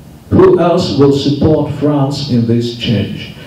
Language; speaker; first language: English; non-native, fluent; Slovak